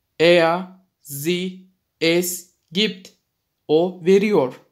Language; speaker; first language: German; non-native, fluent; Turkish